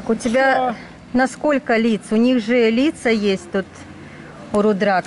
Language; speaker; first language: Russian; native; Russian